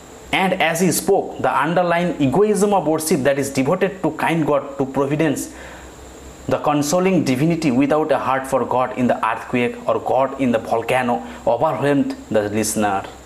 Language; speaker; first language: English; non-native, local second language; Bangla